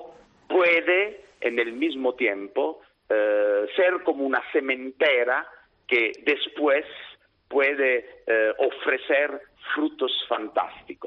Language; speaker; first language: Spanish; non-native, fluent; Italian